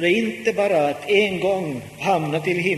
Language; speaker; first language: Swedish; non-native, local second language; Finnish